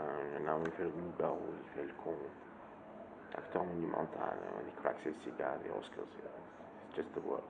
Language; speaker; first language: French; native; French